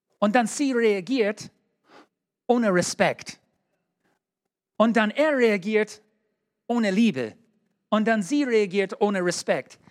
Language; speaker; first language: German; non-native, learner; English